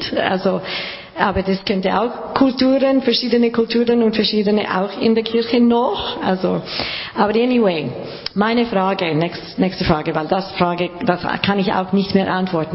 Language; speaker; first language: German; non-native, learner; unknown